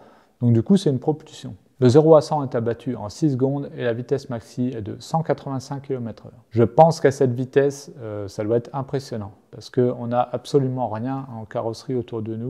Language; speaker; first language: French; native; French